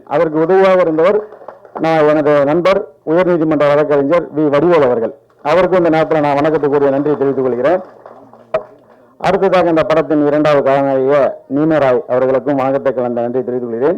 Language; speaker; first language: Tamil; native; Tamil